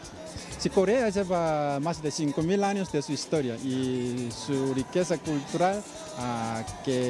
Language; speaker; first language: Spanish; non-native, fluent; Korean